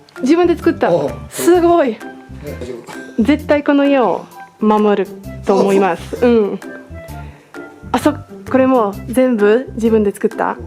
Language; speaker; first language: Japanese; non-native, learner; Slovak